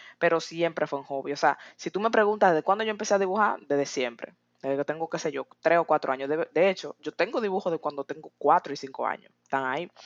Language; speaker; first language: Spanish; native; Spanish